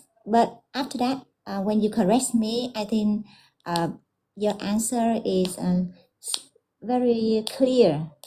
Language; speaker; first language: English; non-native, learner; Vietnamese